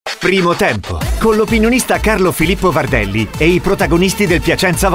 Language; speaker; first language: Italian; native; Italian